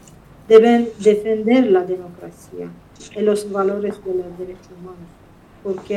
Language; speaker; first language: Spanish; non-native, fluent; Kurdish